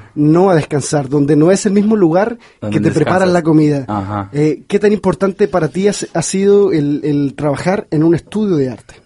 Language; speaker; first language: Spanish; native; Spanish